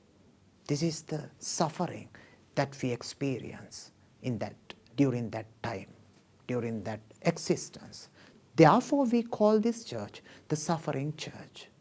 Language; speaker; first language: English; non-native, local second language; Sinhala